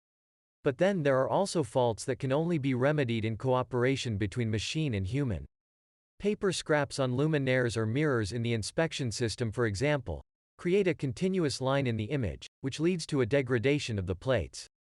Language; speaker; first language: English; non-native, fluent; German